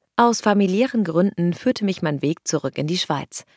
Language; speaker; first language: German; non-native, fluent; Arabic